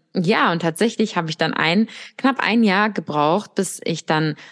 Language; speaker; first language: German; early bilingual, other home language; Russian